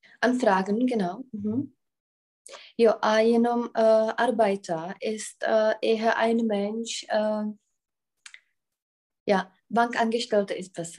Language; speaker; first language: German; non-native, fluent; Czech